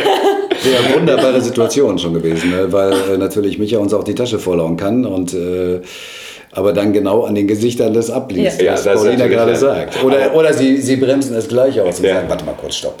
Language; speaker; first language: German; native; German